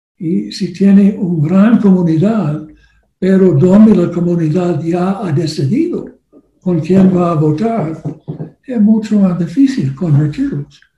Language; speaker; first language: Spanish; non-native, learner; English